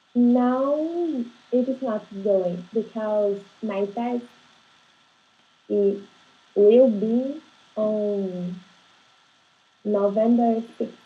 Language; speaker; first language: English; non-native, learner; Portuguese